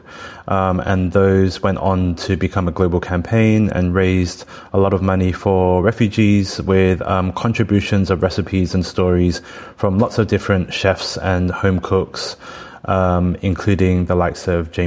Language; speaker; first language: English; native; English